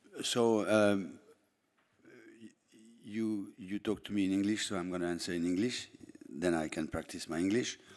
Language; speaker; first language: English; non-native, fluent; French